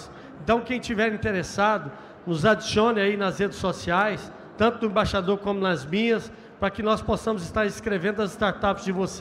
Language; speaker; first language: Portuguese; native; Portuguese